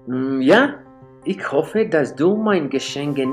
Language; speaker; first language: German; non-native, learner; Spanish